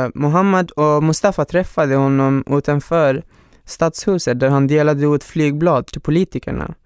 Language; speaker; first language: Swedish; non-native, fluent; Hazaragi